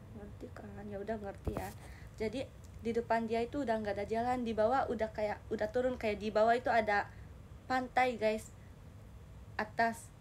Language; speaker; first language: Indonesian; non-native, learner; Japanese